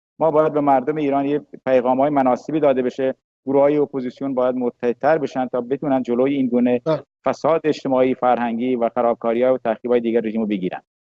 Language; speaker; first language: Persian; non-native, local second language; Baluchi